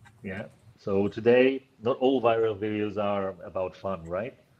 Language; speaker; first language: English; non-native, fluent; Spanish